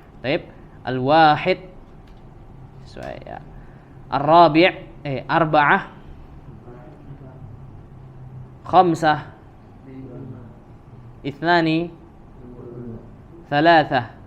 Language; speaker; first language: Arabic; non-native, fluent; Indonesian